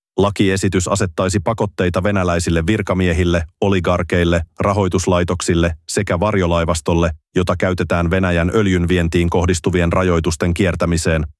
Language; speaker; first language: Finnish; native; Finnish